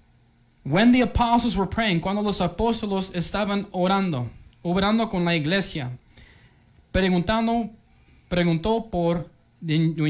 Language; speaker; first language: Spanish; early bilingual, heritage; English